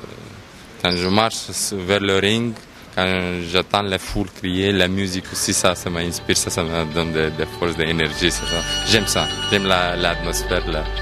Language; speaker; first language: French; non-native, fluent; Romanian